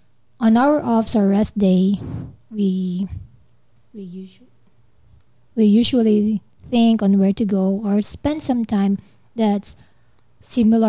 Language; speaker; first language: English; non-native, local second language; Filipino